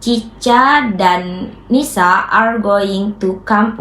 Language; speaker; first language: English; non-native, learner; Indonesian